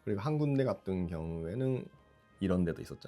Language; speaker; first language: Korean; non-native, fluent; Japanese